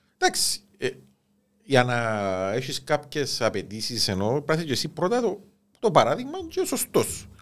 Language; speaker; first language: Greek; native; Greek